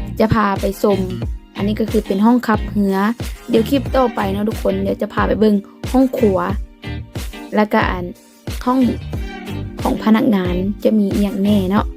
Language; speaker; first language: Thai; non-native, local second language; Lao